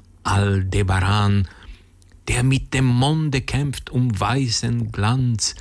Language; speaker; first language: German; native; German